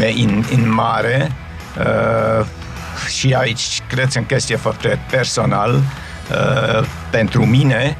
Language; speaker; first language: Romanian; non-native, fluent; German